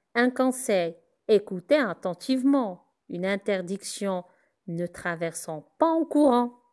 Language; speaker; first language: French; non-native, local second language; Arabic